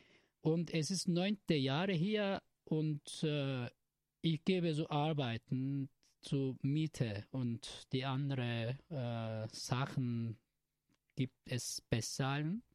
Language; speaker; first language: German; non-native, learner; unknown